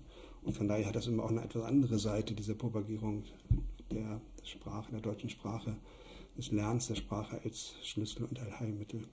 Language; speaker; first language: German; native; German